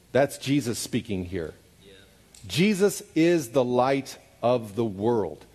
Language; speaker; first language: English; native; English